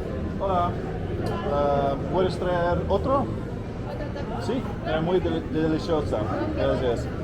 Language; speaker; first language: Spanish; non-native, learner; Dutch